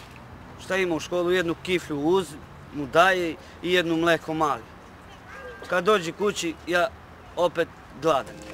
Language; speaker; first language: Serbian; non-native, local second language; Romany